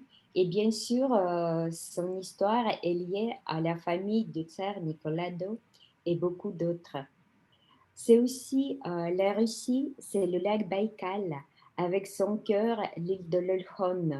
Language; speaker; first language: French; non-native, fluent; Russian